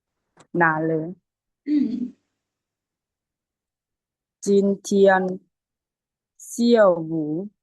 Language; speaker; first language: Chinese; non-native, learner; Lao